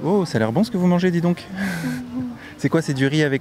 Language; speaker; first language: French; native; French